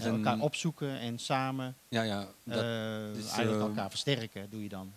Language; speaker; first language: Dutch; native; Dutch